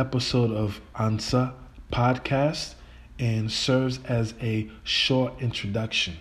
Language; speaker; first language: English; native; English